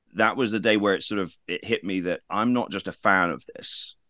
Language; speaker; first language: English; native; English